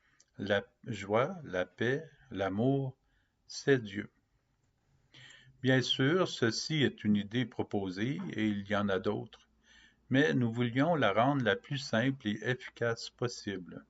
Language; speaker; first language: French; native; French